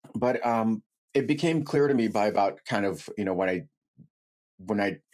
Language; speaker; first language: English; native; English